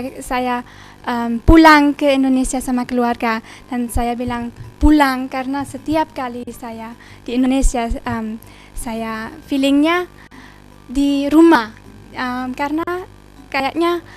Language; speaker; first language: Indonesian; early bilingual, heritage; German